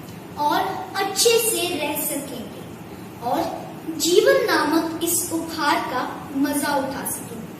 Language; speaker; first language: Hindi; native; Hindi